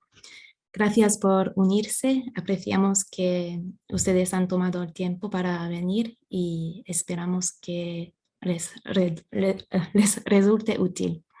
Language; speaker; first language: Spanish; non-native, fluent; English